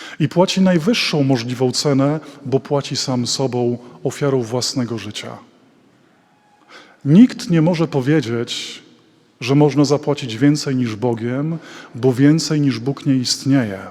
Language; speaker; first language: Polish; native; Polish